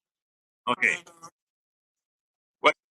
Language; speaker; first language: English; non-native, learner; Romanian